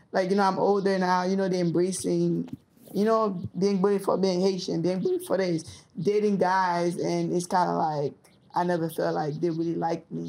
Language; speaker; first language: English; early bilingual, other home language; Haitian Creole